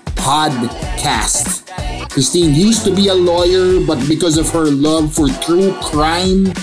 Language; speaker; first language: English; non-native, local second language; Filipino